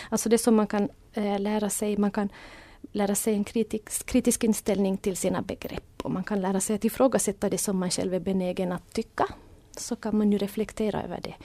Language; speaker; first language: Swedish; native; Swedish